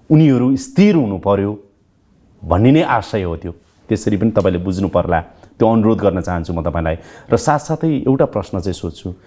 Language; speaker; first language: Nepali; native; Nepali